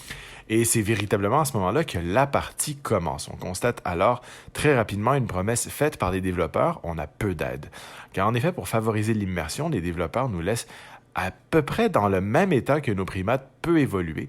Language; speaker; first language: French; native; French